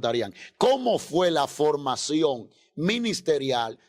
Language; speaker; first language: Spanish; native; Spanish